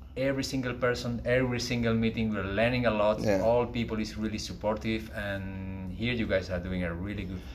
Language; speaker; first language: English; non-native, fluent; Spanish